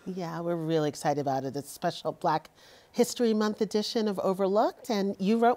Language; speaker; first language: English; native; English